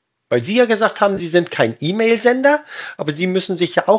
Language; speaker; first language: German; native; German